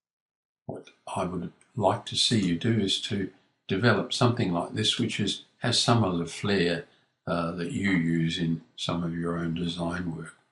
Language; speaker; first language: English; native; English